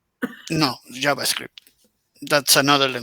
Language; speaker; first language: English; non-native, learner; Spanish